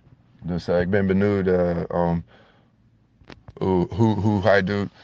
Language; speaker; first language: Dutch; non-native, learner; English